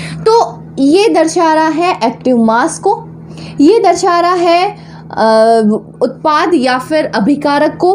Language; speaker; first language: Hindi; native; Hindi